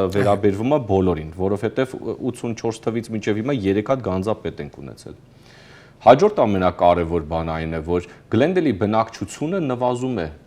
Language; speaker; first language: Armenian; early bilingual, heritage; Armenian